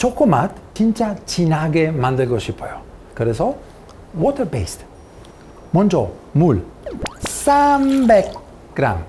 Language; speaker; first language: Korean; non-native, learner; Italian